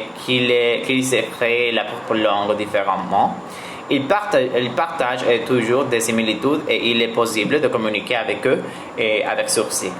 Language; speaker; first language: French; non-native, learner; Spanish